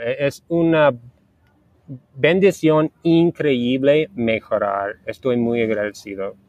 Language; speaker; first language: Spanish; non-native, learner; English